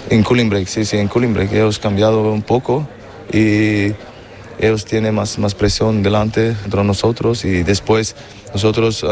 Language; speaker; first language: Spanish; non-native, learner; German